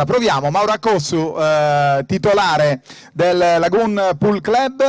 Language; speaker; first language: Italian; native; Italian